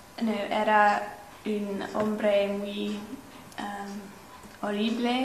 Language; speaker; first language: Spanish; non-native, learner; English